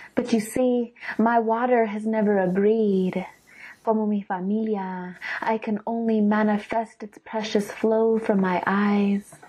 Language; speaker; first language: English; early bilingual, other home language; Spanish